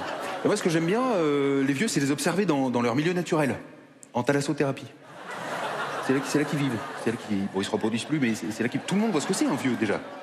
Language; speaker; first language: French; native; French